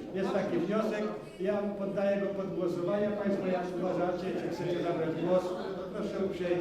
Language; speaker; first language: Polish; native; Polish